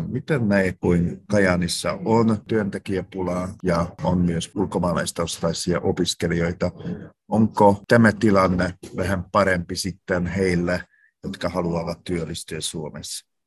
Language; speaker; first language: Finnish; native; Finnish